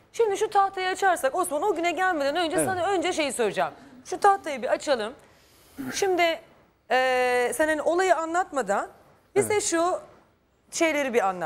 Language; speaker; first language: Turkish; native; Turkish